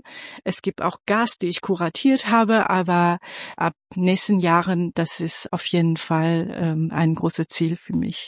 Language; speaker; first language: German; non-native, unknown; Persian